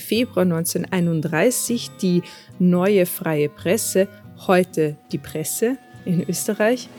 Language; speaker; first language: German; native; German